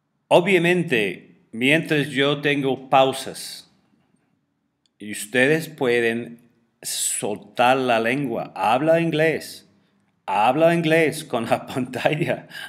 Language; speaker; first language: Spanish; non-native, fluent; English